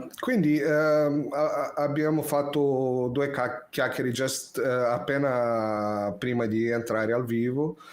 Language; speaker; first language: Italian; non-native, fluent; Portuguese